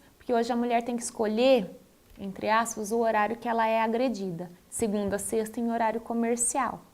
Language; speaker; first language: Portuguese; native; Portuguese